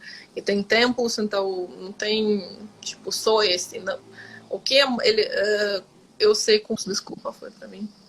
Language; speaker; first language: Portuguese; non-native, fluent; Ukrainian